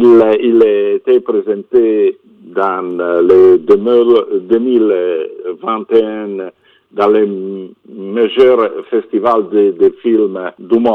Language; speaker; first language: French; non-native, fluent; Italian